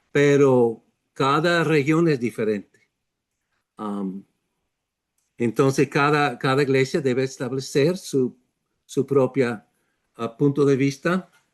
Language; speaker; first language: Spanish; non-native, fluent; English